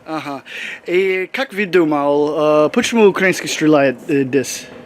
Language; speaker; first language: Russian; non-native, learner; English